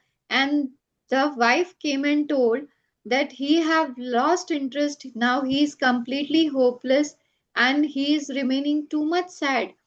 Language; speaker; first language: English; non-native, local second language; Gujarati